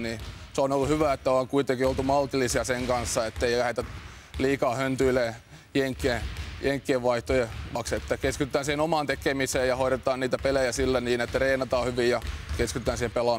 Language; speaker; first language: Finnish; native; Finnish